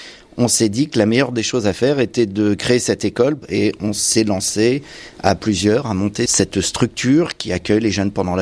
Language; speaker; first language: French; native; French